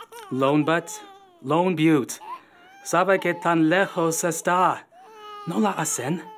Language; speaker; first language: Spanish; non-native, learner; English